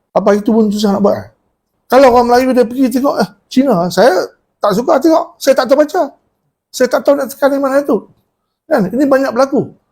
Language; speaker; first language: Malay; native; Malay